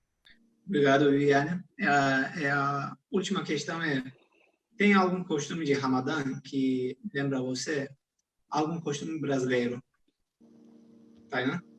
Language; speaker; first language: Portuguese; non-native, fluent; Turkish